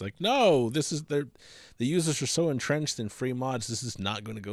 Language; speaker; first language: English; native; English